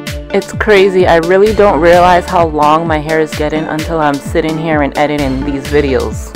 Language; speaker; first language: English; native; English